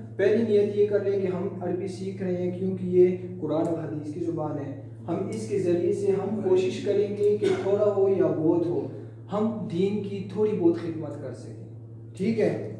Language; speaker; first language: Urdu; non-native, local second language; Pashto